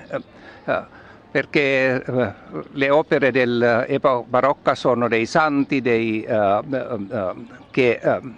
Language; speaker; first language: Italian; non-native, learner; Finnish